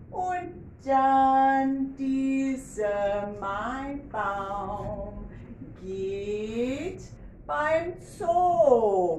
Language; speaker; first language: German; non-native, learner; English